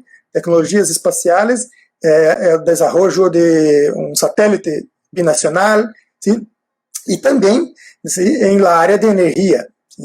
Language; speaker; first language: Spanish; non-native, fluent; Portuguese